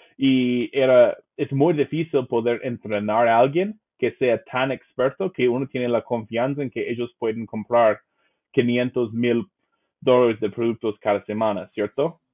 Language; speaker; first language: Spanish; non-native, fluent; English